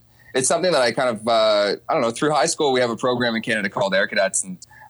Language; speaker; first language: English; native; English